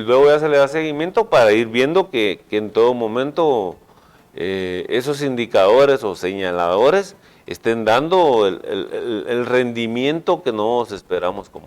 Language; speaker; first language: Spanish; native; Spanish